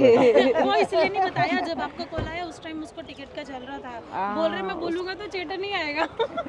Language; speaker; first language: Hindi; non-native, local second language; Punjabi